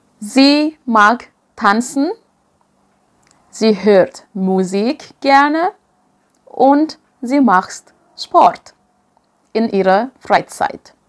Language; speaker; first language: German; non-native, fluent; Indonesian